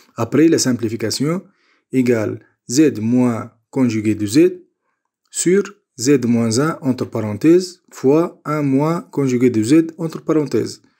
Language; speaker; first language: French; non-native, local second language; Arabic